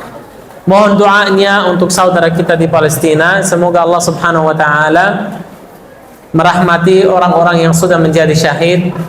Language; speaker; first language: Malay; non-native, fluent; Arabic